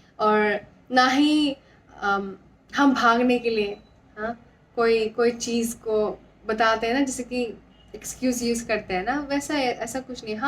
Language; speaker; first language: Hindi; non-native, local second language; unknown